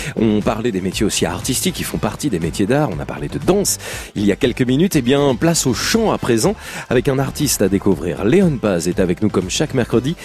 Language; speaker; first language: French; native; French